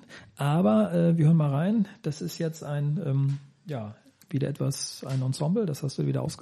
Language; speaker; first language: German; native; German